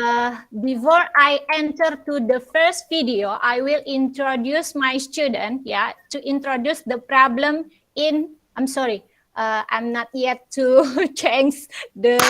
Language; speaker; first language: English; non-native, local second language; Indonesian